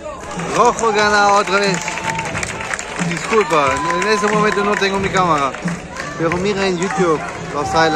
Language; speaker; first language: Spanish; non-native, learner; German